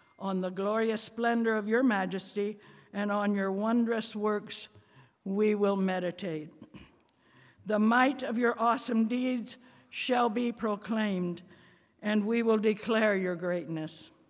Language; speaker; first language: English; native; English